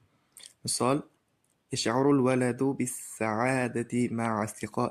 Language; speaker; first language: Arabic; non-native, learner; Uzbek